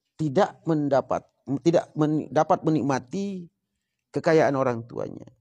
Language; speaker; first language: Indonesian; non-native, local second language; Sasak